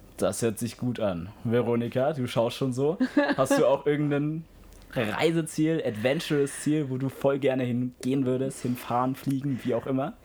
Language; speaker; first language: German; native; German